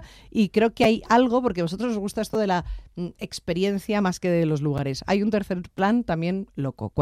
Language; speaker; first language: Spanish; native; Spanish